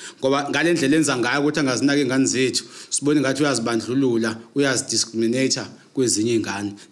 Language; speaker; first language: Zulu; native; Zulu